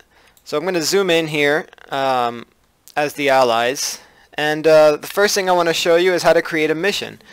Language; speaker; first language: English; native; English